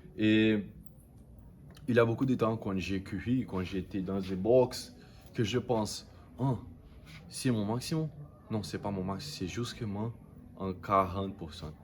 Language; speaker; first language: French; non-native, learner; Portuguese